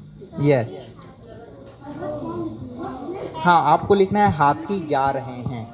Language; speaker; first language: Hindi; native; Hindi